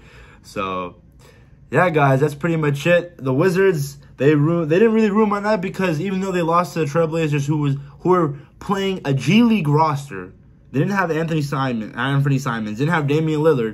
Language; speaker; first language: English; native; English